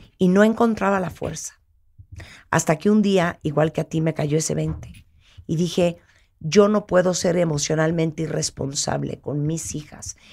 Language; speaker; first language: Spanish; native; Spanish